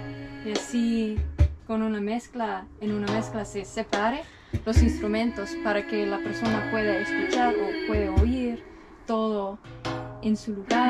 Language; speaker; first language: Spanish; non-native, fluent; English